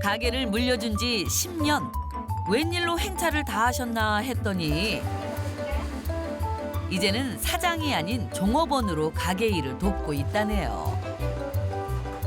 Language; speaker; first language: Korean; native; Korean